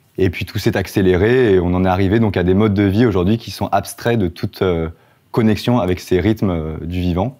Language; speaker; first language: French; native; French